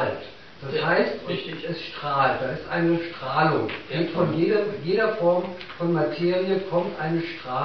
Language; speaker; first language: German; native; German